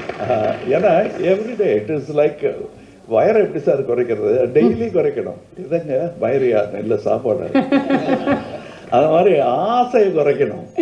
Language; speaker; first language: Tamil; native; Tamil